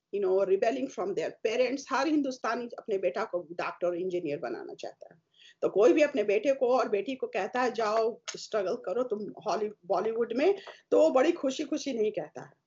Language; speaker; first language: Hindi; native; Hindi